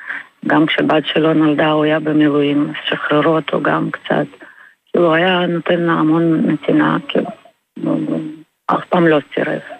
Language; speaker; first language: Hebrew; non-native, fluent; Russian